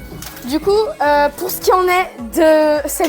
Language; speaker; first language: French; native; French